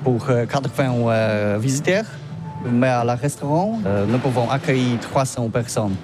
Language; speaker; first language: French; non-native, learner; Polish